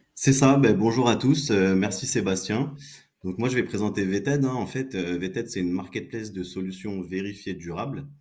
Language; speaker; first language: French; native; French